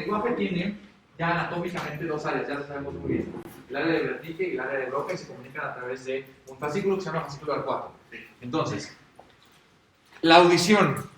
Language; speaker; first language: Spanish; native; Spanish